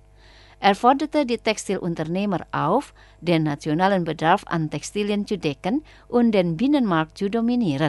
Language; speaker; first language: German; non-native, fluent; Indonesian